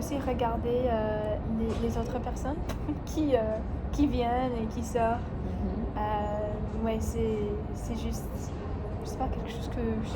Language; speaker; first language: French; non-native, learner; English